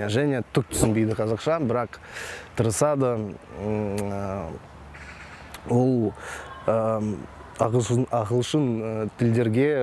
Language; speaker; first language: Kazakh; non-native, local second language; Russian